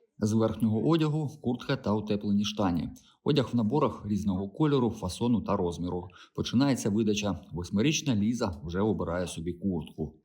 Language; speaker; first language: Ukrainian; native; Ukrainian